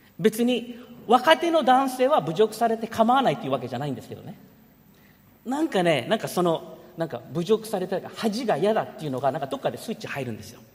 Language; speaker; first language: Japanese; early bilingual, heritage; Japanese